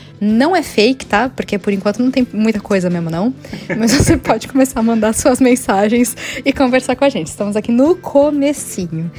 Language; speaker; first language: Portuguese; native; Portuguese